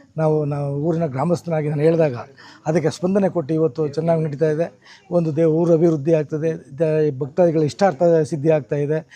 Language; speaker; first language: Kannada; native; Kannada